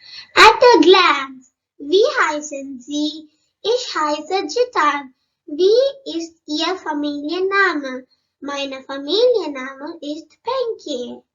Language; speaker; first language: German; non-native, learner; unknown